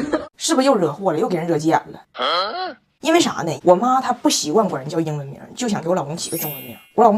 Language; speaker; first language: Chinese; native; Chinese